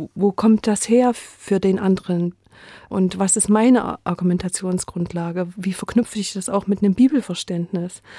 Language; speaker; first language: German; native; German